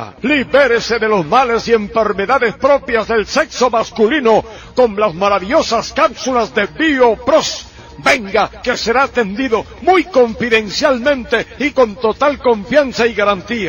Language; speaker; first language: Spanish; native; Spanish